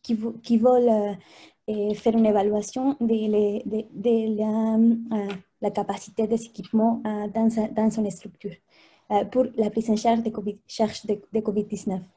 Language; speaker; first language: French; non-native, fluent; Spanish